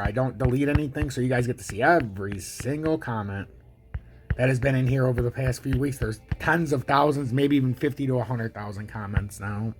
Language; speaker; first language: English; native; English